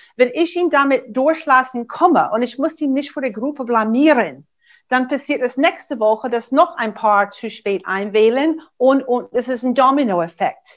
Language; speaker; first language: German; non-native, fluent; English